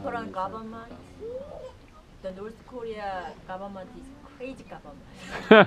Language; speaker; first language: English; non-native, learner; Korean